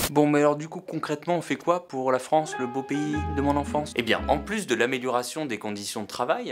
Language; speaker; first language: French; native; French